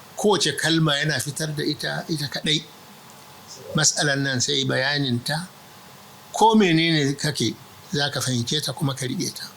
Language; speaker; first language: Hausa; non-native, local second language; Arabic